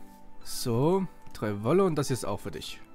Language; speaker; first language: German; native; German